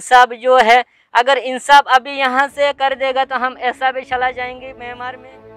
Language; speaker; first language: Hindi; non-native, learner; Rohingya